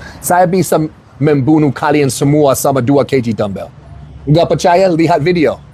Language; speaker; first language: Indonesian; non-native, learner; English